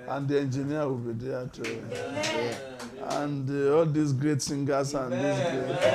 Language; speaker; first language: English; non-native, local second language; Yoruba